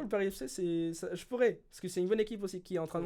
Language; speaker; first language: French; early bilingual, other home language; Spanish